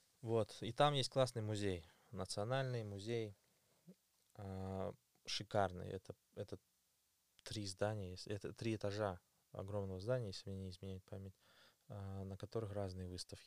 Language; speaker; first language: Russian; native; Russian